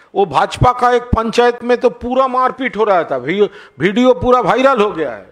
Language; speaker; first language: Hindi; non-native, local second language; Bangla